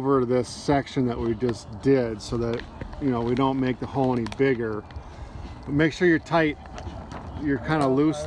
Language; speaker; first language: English; native; English